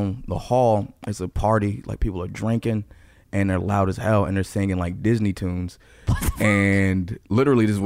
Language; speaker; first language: English; native; English